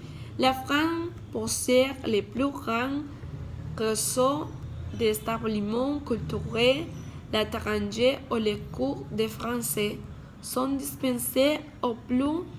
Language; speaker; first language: French; non-native, learner; Spanish